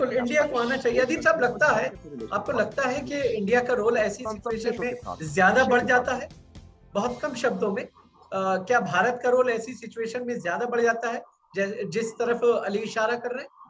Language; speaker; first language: Hindi; native; Hindi